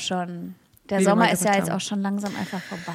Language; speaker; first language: German; early bilingual, other home language; Russian